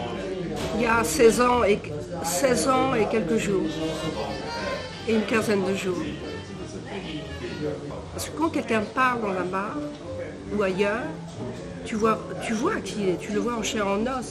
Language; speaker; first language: French; native; French